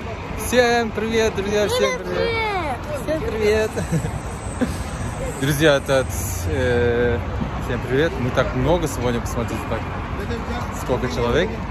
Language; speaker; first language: Russian; non-native, learner; Turkish